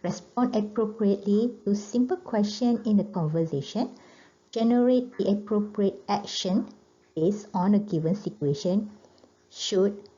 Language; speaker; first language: English; non-native, local second language; Malay